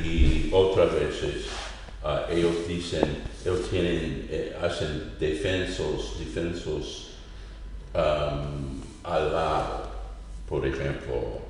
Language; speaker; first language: Spanish; non-native, fluent; English